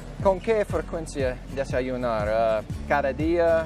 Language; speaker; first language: Spanish; non-native, learner; English